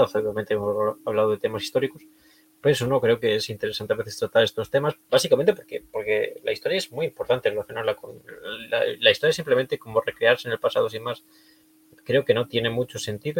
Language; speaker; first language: Spanish; native; Spanish